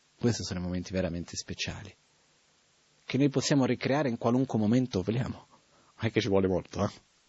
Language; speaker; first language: Italian; non-native, fluent; Portuguese